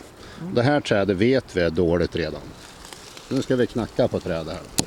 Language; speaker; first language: Swedish; native; Swedish